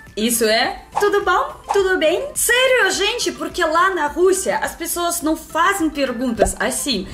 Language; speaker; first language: Portuguese; non-native, fluent; Russian